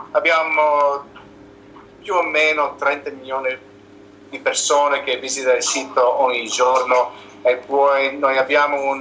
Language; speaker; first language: Italian; non-native, learner; English